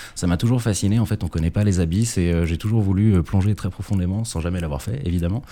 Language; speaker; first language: French; native; French